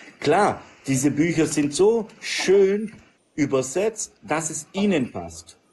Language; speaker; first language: German; early bilingual, other home language; Turkish